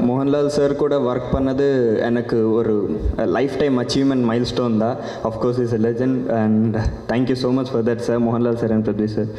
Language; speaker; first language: Tamil; non-native, learner; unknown